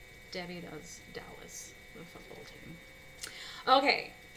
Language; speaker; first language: English; native; English